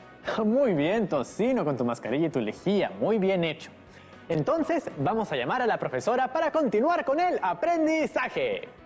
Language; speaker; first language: Spanish; native; Spanish